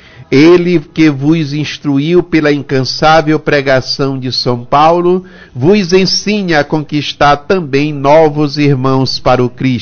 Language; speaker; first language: Portuguese; native; Portuguese